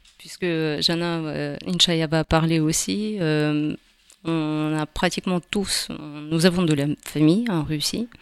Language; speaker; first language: French; non-native, fluent; Ukrainian